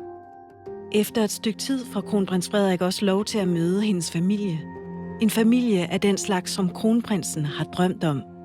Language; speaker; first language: Danish; native; Danish